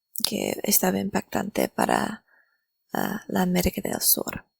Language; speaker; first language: Spanish; non-native, learner; English